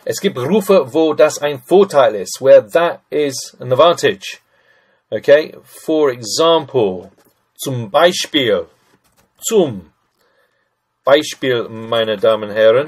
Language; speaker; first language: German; non-native, fluent; English